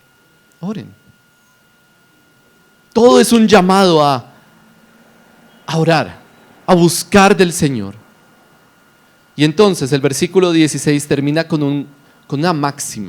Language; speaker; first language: Spanish; native; Spanish